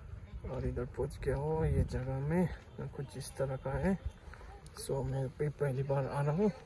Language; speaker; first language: Hindi; non-native, local second language; Nepali